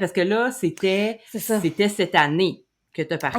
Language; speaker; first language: French; native; French